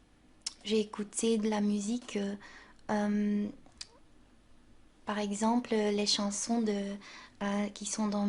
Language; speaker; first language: French; non-native, local second language; Dutch